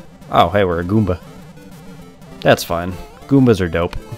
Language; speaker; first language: English; native; English